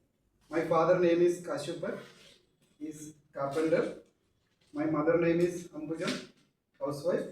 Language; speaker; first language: English; non-native, local second language; Malayalam